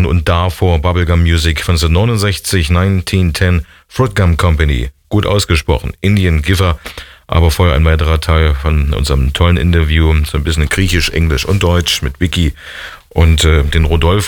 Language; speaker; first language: German; native; German